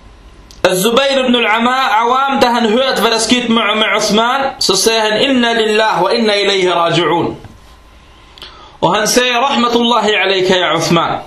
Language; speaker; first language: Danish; early bilingual, other home language; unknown